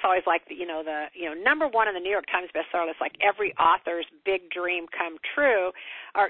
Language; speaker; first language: English; native; English